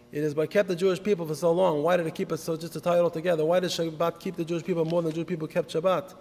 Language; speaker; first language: English; native; English